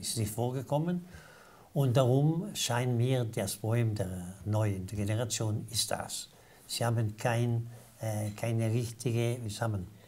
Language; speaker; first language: German; non-native, local second language; Italian